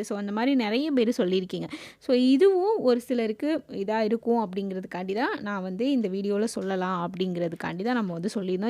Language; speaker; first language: Tamil; native; Tamil